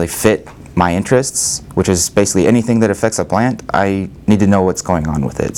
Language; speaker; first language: English; native; English